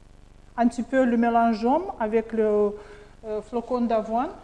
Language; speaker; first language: French; non-native, learner; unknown